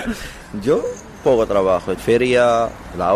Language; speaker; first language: Spanish; non-native, learner; Arabic